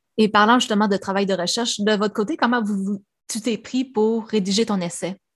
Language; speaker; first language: French; native; French